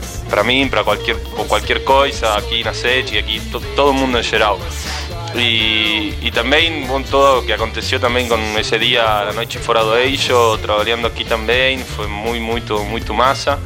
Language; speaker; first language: Portuguese; non-native, fluent; Spanish